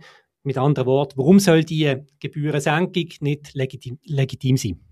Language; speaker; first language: German; native; German